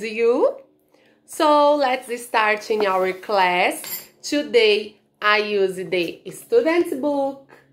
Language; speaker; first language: English; non-native, learner; Portuguese